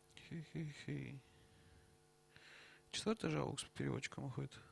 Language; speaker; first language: Russian; native; Russian